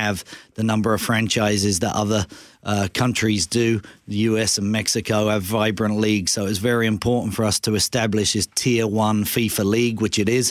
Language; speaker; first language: English; native; English